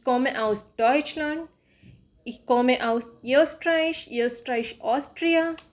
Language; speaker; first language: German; non-native, fluent; Hindi